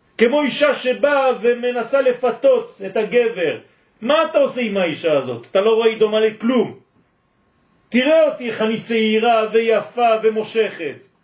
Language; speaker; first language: Hebrew; non-native, fluent; French